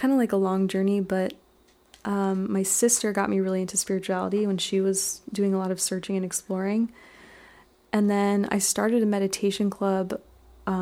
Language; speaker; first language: English; native; English